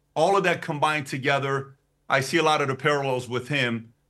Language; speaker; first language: English; early bilingual, other home language; Persian